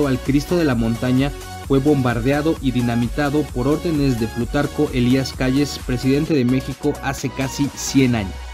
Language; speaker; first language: Spanish; native; Spanish